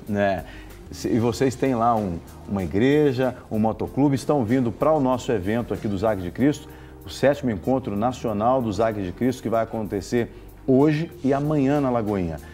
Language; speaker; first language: Portuguese; native; Portuguese